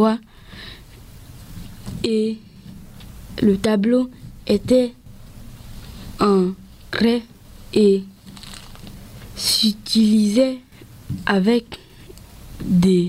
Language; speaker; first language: French; early bilingual, other home language; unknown